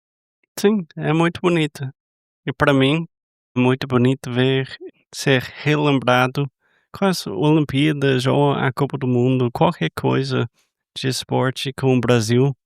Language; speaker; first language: Portuguese; non-native, fluent; English